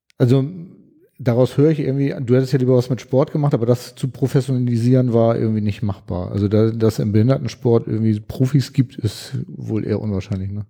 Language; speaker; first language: German; native; German